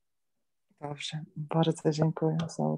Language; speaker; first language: Polish; non-native, learner; Ukrainian